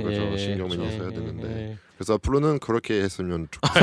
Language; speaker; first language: Korean; non-native, learner; French